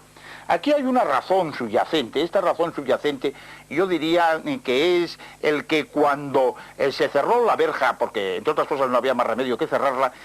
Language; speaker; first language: Spanish; native; Spanish